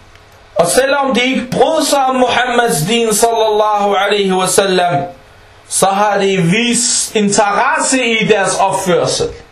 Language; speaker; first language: Danish; non-native, fluent; Arabic